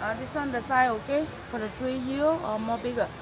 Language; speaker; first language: English; non-native, learner; Vietnamese